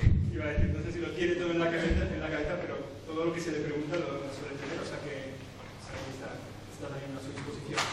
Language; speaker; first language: Spanish; native; Spanish